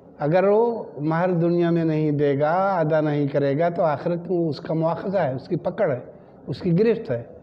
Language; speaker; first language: Urdu; native; Urdu